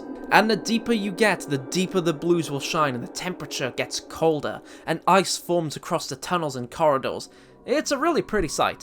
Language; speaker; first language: English; native; English